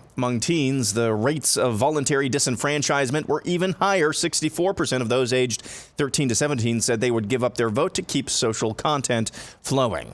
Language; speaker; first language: English; native; English